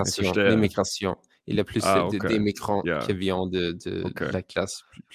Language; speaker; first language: French; non-native, learner; English